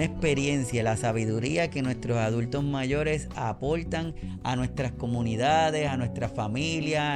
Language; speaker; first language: Spanish; native; Spanish